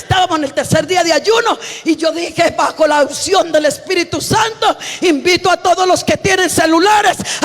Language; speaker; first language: Spanish; native; Spanish